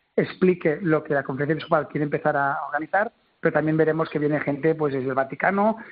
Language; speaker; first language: Spanish; native; Spanish